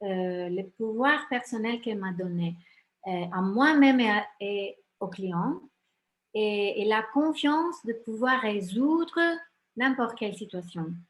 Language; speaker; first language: French; non-native, fluent; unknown